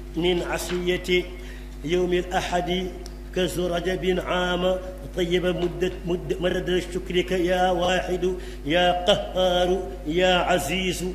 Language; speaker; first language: Arabic; non-native, fluent; Wolof